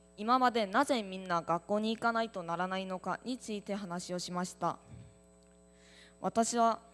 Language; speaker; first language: Japanese; non-native, learner; Korean